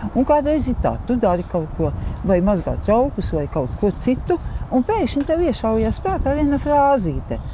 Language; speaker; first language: Latvian; native; Latvian